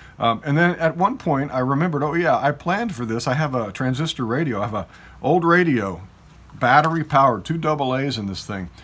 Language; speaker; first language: English; native; English